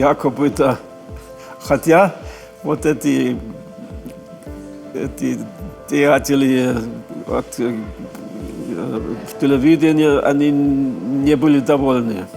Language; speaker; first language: Russian; non-native, fluent; German